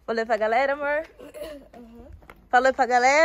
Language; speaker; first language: Portuguese; native; Portuguese